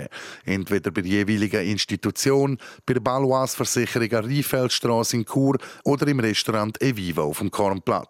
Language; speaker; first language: German; native; German